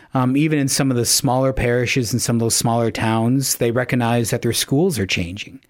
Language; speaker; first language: English; native; English